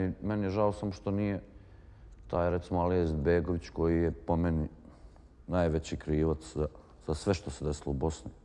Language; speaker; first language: Croatian; native; Croatian